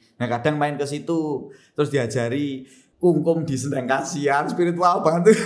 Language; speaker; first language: Indonesian; native; Indonesian